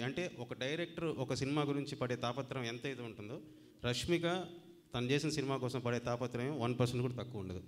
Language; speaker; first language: Telugu; native; Telugu